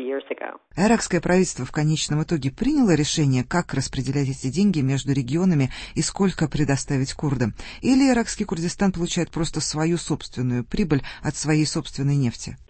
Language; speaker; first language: Russian; native; Russian